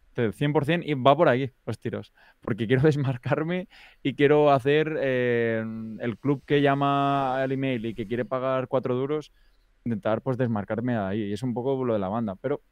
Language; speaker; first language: Spanish; native; Spanish